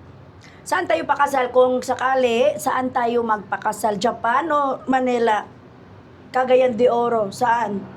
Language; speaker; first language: Filipino; non-native, local second language; Cebuano